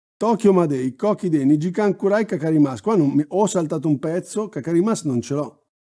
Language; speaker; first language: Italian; native; Italian